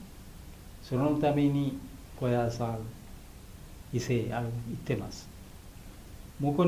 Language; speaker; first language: Japanese; non-native, fluent; Bangla